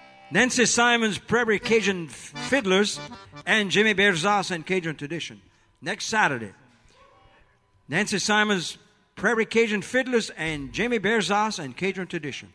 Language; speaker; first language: English; early bilingual, other home language; French